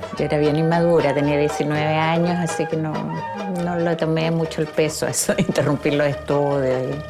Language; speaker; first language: Spanish; native; Spanish